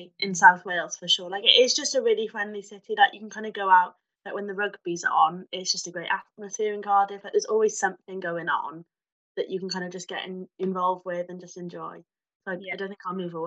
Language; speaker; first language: English; native; English